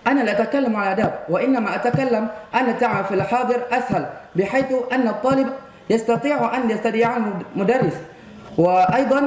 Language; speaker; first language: Arabic; non-native, learner; Indonesian